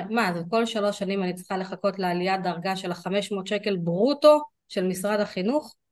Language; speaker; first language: Hebrew; early bilingual, other home language; Russian